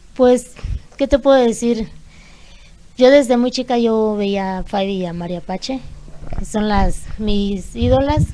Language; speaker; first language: Spanish; native; Spanish